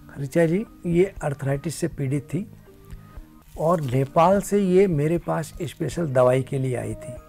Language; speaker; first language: Hindi; native; Hindi